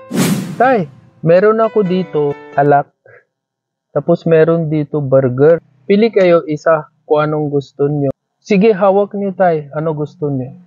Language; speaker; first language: Filipino; non-native, learner; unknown